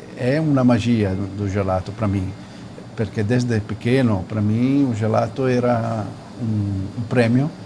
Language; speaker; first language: Portuguese; non-native, fluent; Italian